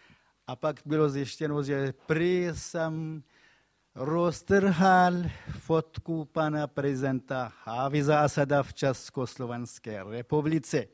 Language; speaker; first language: Czech; non-native, fluent; Kurdish